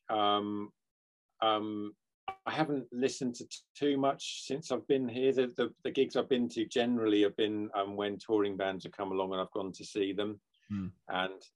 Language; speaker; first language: English; native; English